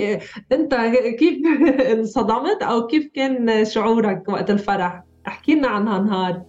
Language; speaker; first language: Arabic; native; Arabic